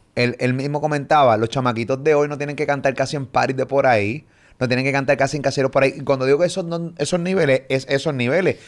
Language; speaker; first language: Spanish; native; Spanish